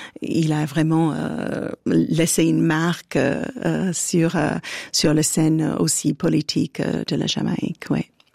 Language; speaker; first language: French; non-native, fluent; English